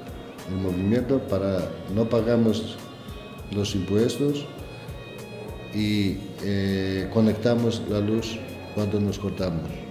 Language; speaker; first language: Spanish; non-native, learner; Greek